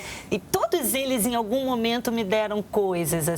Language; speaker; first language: Portuguese; native; Portuguese